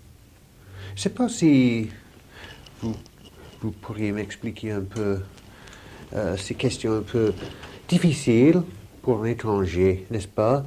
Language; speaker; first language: French; non-native, fluent; English